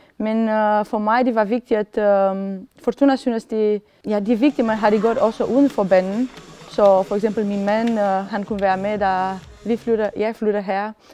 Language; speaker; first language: Danish; non-native, fluent; Romanian